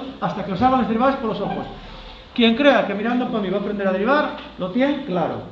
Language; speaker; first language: Spanish; native; Spanish